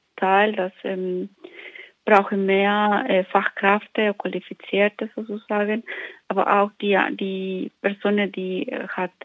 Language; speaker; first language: German; non-native, learner; Spanish